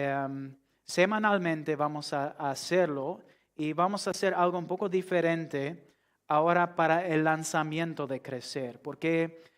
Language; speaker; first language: Spanish; non-native, fluent; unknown